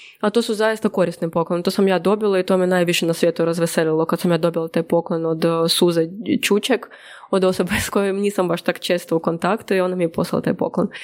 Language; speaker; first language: Croatian; non-native, fluent; Russian